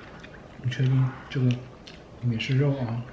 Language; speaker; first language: Chinese; native; Chinese